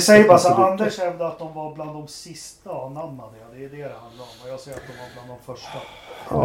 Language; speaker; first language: Swedish; native; Swedish